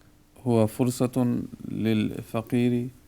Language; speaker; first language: Arabic; non-native, learner; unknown